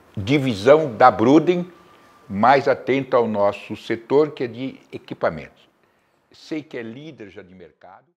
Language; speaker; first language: Portuguese; native; Portuguese